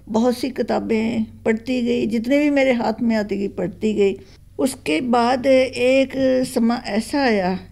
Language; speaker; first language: Hindi; non-native, local second language; Punjabi